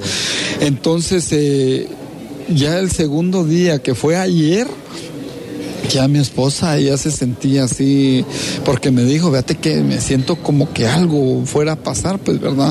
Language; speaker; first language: Spanish; native; Spanish